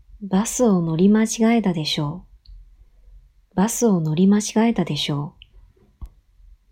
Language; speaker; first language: Japanese; non-native, fluent; Chinese